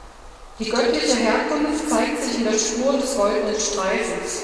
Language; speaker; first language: German; native; German